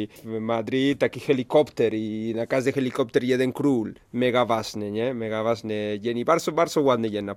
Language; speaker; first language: Polish; non-native, learner; Spanish